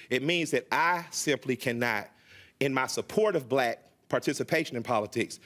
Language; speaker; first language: English; native; English